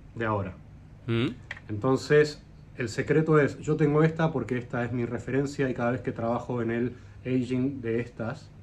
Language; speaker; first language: Spanish; native; Spanish